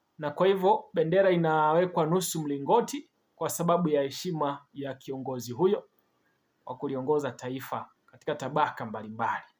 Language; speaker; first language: Swahili; native; Swahili